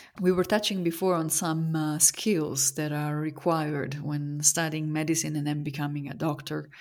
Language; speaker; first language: English; non-native, fluent; Italian